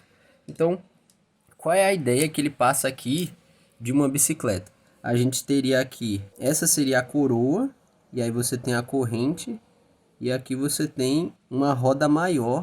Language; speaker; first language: Portuguese; native; Portuguese